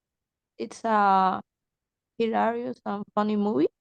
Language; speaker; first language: English; non-native, learner; Spanish